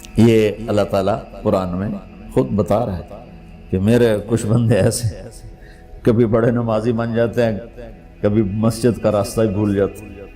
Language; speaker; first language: Urdu; non-native, local second language; Punjabi